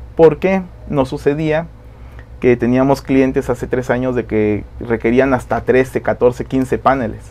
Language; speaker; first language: Spanish; native; Spanish